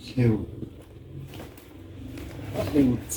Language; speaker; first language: Korean; native; Korean